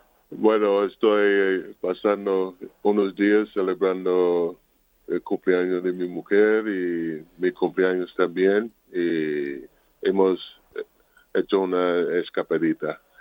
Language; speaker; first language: Spanish; non-native, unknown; English